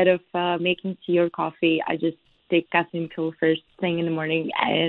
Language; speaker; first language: English; non-native, fluent; Russian